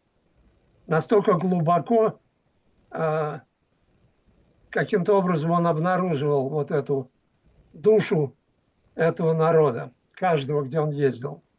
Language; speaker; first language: Russian; native; Russian